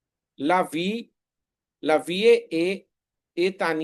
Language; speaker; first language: French; non-native, fluent; Hindi